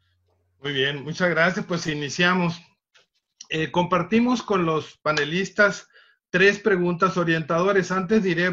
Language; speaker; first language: Spanish; native; Spanish